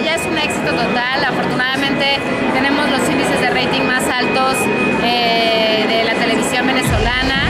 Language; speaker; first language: Spanish; native; Spanish